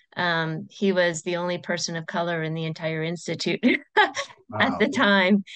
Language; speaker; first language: English; native; English